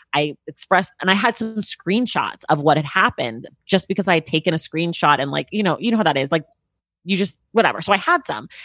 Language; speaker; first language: English; native; English